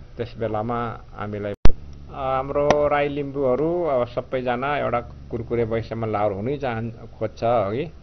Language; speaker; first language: Nepali; non-native, local second language; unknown